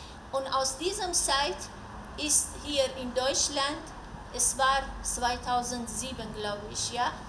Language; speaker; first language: German; non-native, learner; Persian